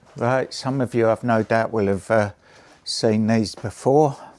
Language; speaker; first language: English; native; English